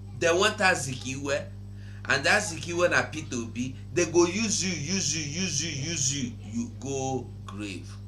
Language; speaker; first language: Nigerian Pidgin; non-native, local second language; Igbo